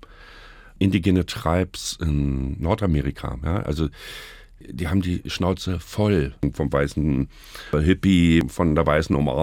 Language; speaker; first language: German; native; German